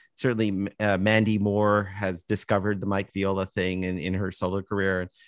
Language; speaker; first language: English; native; English